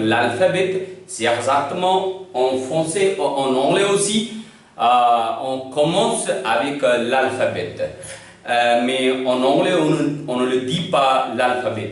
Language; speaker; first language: French; non-native, learner; Hindi